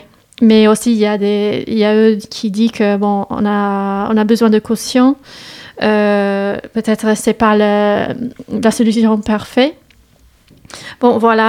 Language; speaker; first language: French; non-native, learner; English